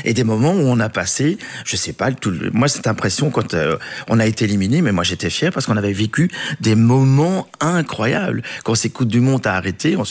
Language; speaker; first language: French; native; French